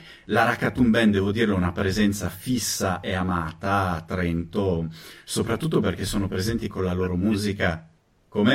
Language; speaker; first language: Italian; native; Italian